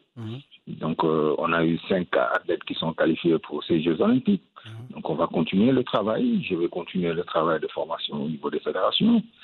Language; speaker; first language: French; non-native, local second language; Wolof